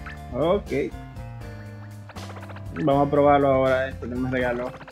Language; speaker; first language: Spanish; native; Spanish